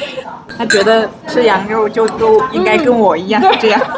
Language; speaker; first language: Chinese; non-native, fluent; Mongolian